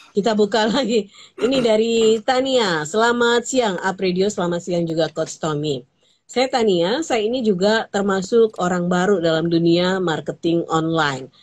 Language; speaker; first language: Indonesian; native; Indonesian